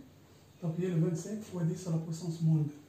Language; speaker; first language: French; non-native, local second language; Arabic